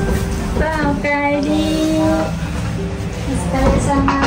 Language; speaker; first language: Japanese; non-native, learner; Vietnamese